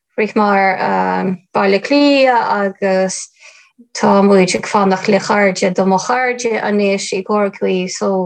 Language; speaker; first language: Irish; non-native, fluent; Ukrainian